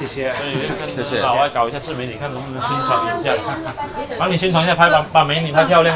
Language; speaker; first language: Chinese; native; Chinese